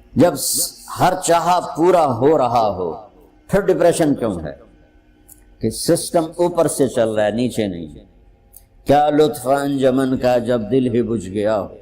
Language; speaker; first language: Urdu; non-native, local second language; Punjabi